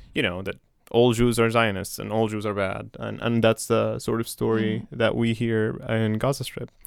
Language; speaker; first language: English; non-native, fluent; Arabic